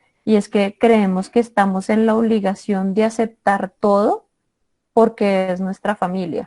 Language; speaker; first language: Spanish; native; Spanish